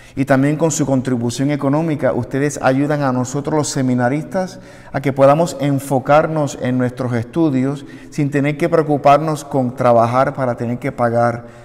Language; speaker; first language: Spanish; native; Spanish